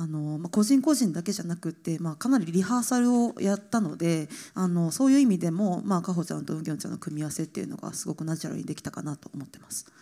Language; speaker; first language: Japanese; native; Japanese